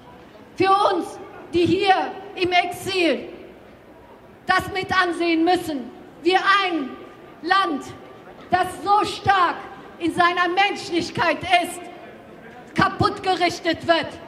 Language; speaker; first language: German; non-native, fluent; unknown